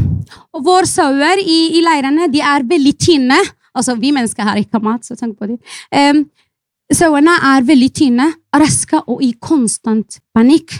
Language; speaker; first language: Norwegian; non-native, fluent; Arabic